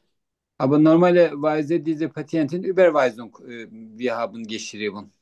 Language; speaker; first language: German; non-native, learner; Turkish